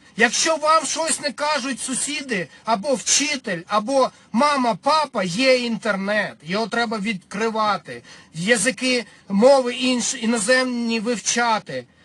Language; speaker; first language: Ukrainian; non-native, local second language; Russian